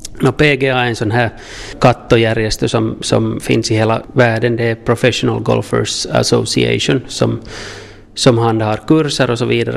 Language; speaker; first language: Swedish; native; Swedish